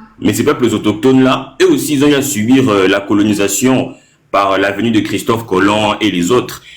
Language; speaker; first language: French; non-native, local second language; Lingala